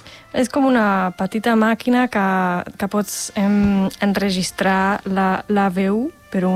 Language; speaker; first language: Catalan; non-native, fluent; German